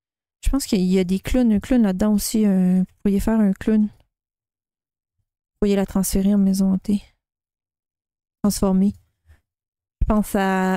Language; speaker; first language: French; native; French